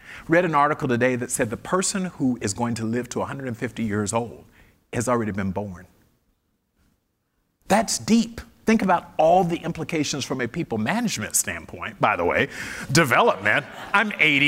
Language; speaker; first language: English; native; English